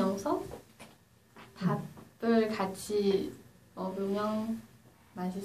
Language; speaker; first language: Korean; non-native, learner; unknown